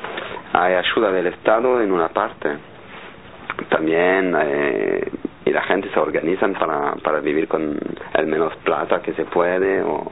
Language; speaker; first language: Spanish; non-native, fluent; French